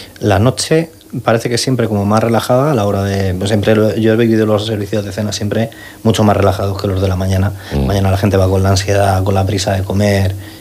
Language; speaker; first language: Spanish; native; Spanish